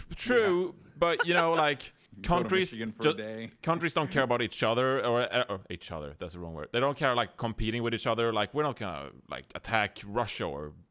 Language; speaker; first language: English; non-native, fluent; Swedish